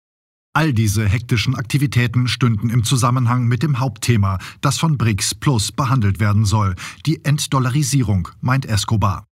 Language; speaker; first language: German; native; German